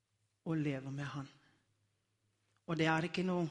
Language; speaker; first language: Norwegian; non-native, learner; Afrikaans